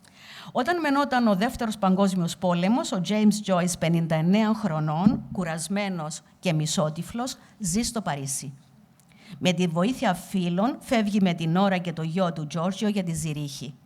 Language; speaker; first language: Greek; native; Greek